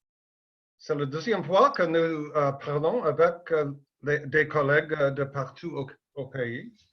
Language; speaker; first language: French; non-native, fluent; English